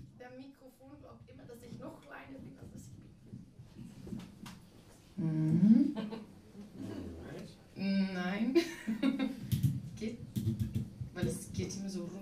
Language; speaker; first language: German; non-native, learner; Dutch